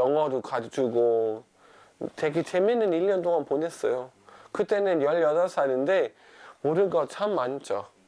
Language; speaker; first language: Korean; non-native, fluent; Danish